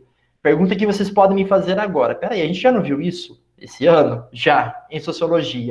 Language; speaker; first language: Portuguese; native; Portuguese